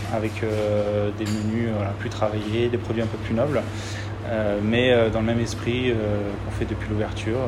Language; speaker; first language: French; native; French